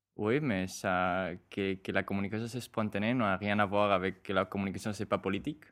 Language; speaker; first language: French; non-native, fluent; Spanish